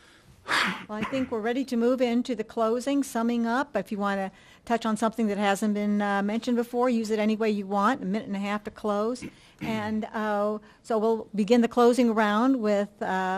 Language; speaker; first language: English; native; English